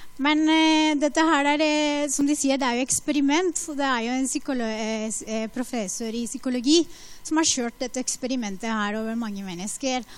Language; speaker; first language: Norwegian; non-native, fluent; Spanish